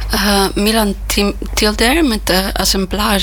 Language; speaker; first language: Dutch; non-native, fluent; Polish